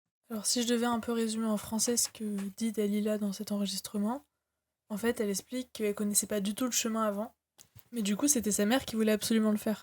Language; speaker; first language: French; native; French